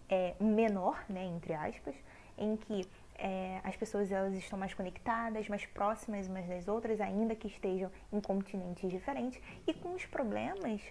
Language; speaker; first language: Portuguese; native; Portuguese